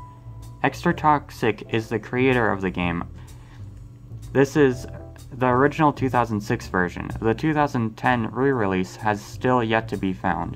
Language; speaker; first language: English; native; English